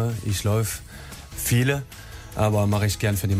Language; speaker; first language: German; non-native, learner; French